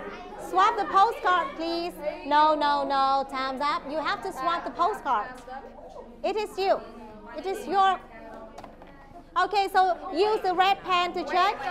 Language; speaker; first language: English; non-native, fluent; Vietnamese